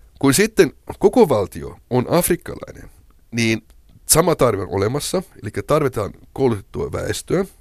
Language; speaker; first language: Finnish; non-native, local second language; Swedish